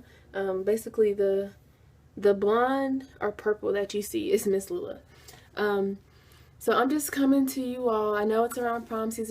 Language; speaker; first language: English; native; English